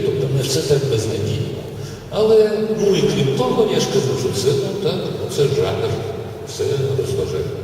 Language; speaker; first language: Ukrainian; non-native, local second language; Russian